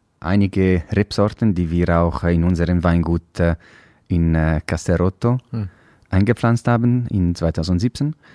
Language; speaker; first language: German; non-native, local second language; Italian